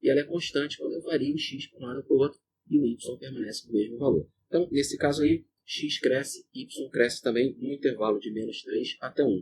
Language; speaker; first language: Portuguese; native; Portuguese